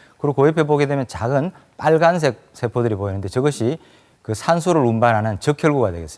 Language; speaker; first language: Korean; native; Korean